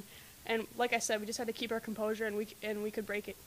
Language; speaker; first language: English; native; English